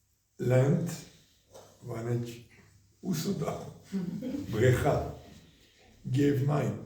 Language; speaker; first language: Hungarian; early bilingual, heritage; Hungarian